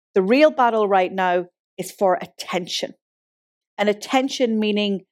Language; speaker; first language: English; native; English